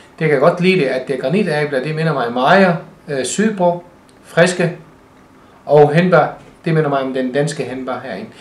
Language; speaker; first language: Danish; non-native, fluent; Arabic